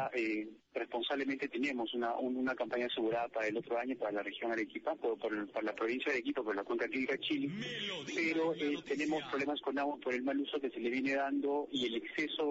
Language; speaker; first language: Spanish; native; Spanish